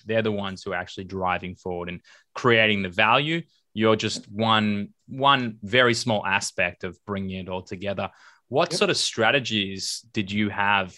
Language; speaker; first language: English; native; English